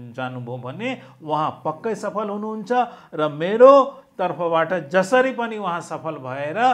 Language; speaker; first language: Nepali; non-native, local second language; Maithili